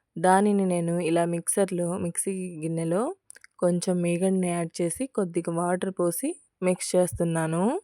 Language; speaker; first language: Telugu; non-native, local second language; Urdu